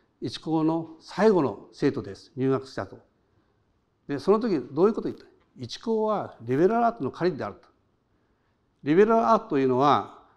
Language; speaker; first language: Japanese; native; Japanese